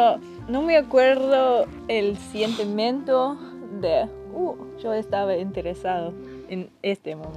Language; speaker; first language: Spanish; non-native, learner; English